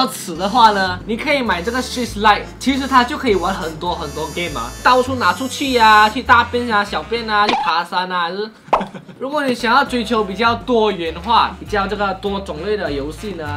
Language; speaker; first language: Chinese; native; Chinese